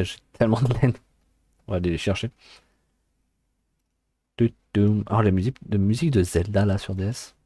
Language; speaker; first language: French; native; French